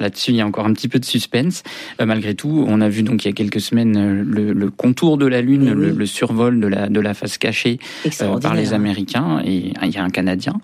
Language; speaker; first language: French; native; French